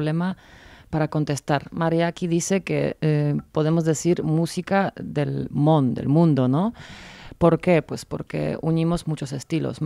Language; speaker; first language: Spanish; non-native, fluent; Polish